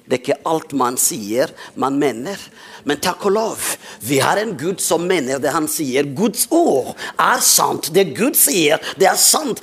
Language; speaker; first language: Norwegian; non-native, fluent; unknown